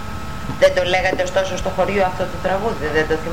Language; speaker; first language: Greek; native; Greek